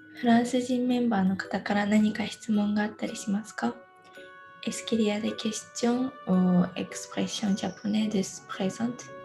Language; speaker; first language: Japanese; native; Japanese